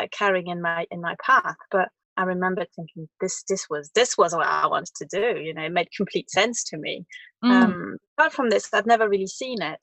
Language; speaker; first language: English; non-native, fluent; French